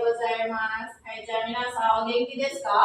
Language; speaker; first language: Japanese; non-native, fluent; Indonesian